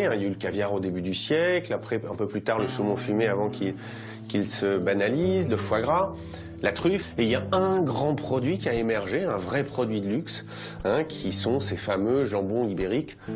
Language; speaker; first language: French; native; French